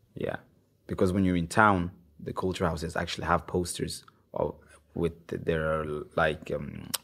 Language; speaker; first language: English; non-native, fluent; Swahili